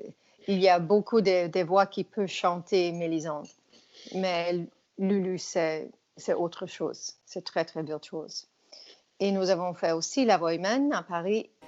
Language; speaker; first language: French; non-native, fluent; English